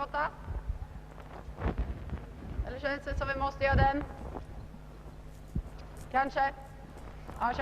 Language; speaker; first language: Swedish; native; Swedish